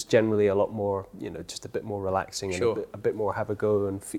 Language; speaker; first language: English; native; English